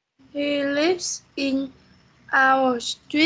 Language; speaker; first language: English; non-native, learner; Vietnamese